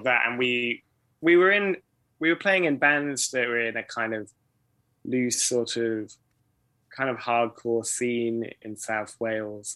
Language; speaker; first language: English; native; English